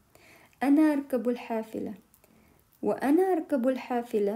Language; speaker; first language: Arabic; non-native, fluent; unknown